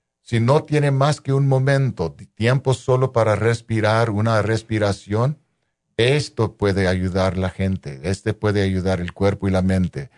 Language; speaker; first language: Spanish; non-native, local second language; English